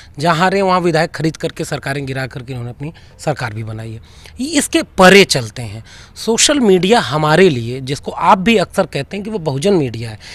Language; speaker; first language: Hindi; native; Hindi